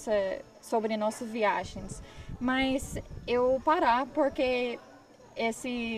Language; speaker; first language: Portuguese; non-native, learner; English